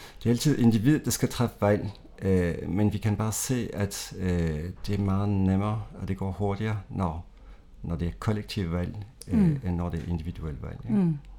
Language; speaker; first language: Danish; non-native, fluent; French